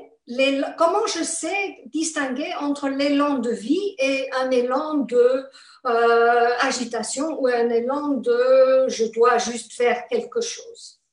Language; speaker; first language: French; non-native, fluent; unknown